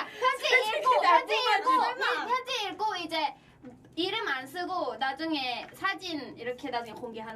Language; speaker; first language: Korean; non-native, fluent; Thai